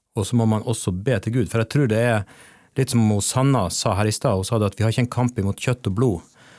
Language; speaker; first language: Norwegian; native; Norwegian